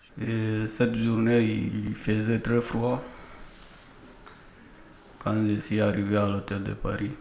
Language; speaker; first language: French; non-native, learner; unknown